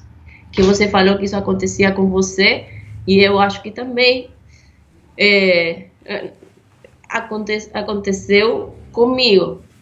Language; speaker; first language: Portuguese; non-native, fluent; Spanish